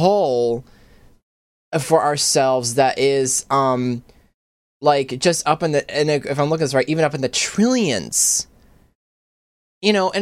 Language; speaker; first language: English; native; English